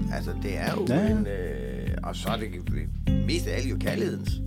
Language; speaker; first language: Danish; native; Danish